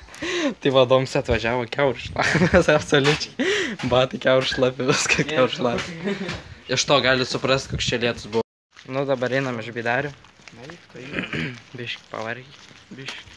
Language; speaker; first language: Lithuanian; native; Lithuanian